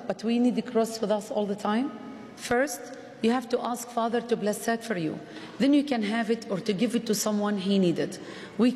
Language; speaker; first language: English; non-native, fluent; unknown